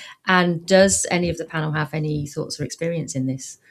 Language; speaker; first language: English; native; English